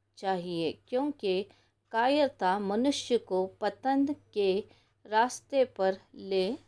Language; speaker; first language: Hindi; non-native, local second language; Kannada